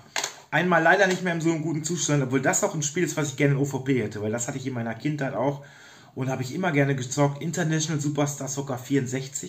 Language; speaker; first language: German; native; German